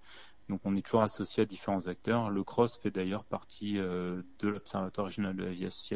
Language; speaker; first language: French; native; French